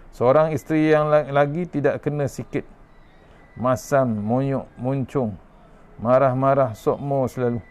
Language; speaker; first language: Malay; native; Malay